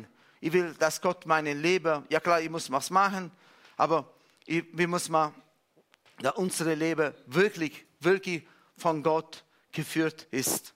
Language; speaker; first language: German; non-native, fluent; Italian